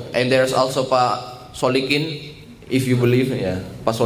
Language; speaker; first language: English; non-native, learner; Indonesian